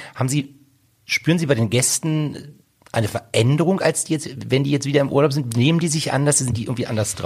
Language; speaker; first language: German; native; German